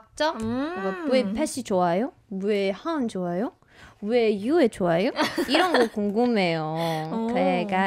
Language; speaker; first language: Korean; non-native, fluent; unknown